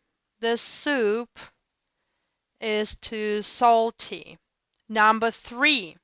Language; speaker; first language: English; non-native, fluent; Russian